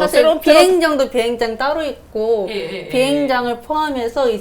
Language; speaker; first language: Korean; native; Korean